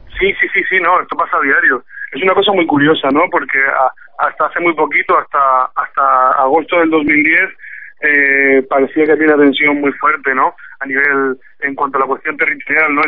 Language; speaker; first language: Spanish; native; Spanish